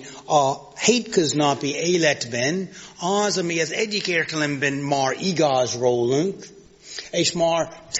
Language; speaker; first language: Hungarian; non-native, fluent; English